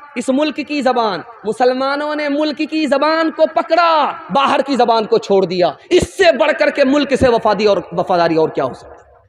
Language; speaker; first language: Urdu; non-native, local second language; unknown